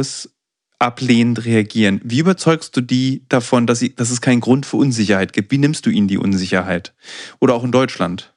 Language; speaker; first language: German; native; German